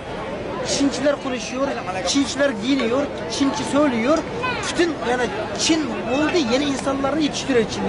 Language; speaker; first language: Turkish; non-native, learner; Uyghur